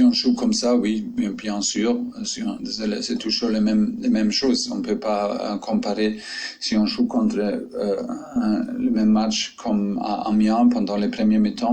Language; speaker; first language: French; non-native, fluent; German